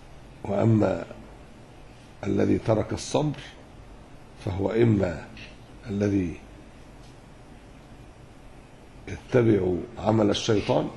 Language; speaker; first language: Arabic; native; Arabic